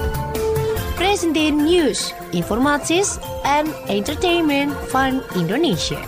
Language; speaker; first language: Dutch; non-native, fluent; Indonesian